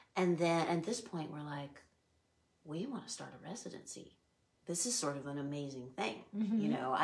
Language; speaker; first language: English; native; English